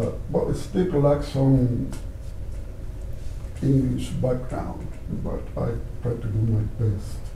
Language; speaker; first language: English; non-native, fluent; Spanish